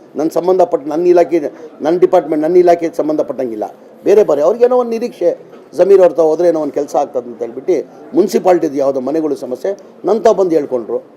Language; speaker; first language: Kannada; non-native, local second language; Urdu